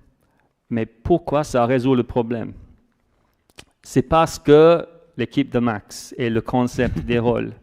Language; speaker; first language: French; non-native, fluent; English